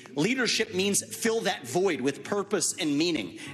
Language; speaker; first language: English; native; English